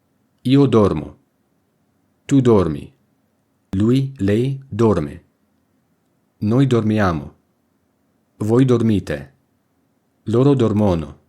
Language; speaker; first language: Italian; non-native, learner; English